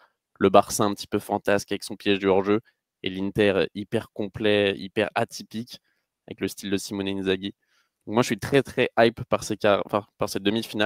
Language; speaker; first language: French; native; French